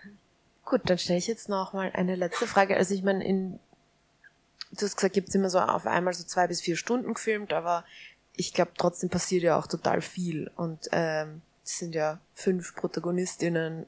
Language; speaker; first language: German; native; German